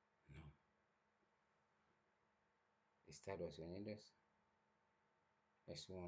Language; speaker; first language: Spanish; non-native, fluent; Haitian Creole